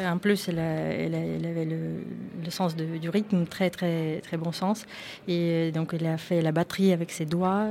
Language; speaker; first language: French; non-native, fluent; Russian